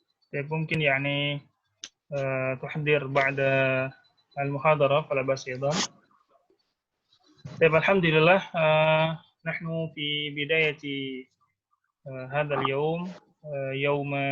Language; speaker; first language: Arabic; non-native, fluent; Indonesian